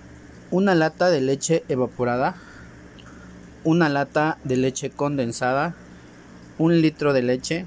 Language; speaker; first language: Spanish; native; Spanish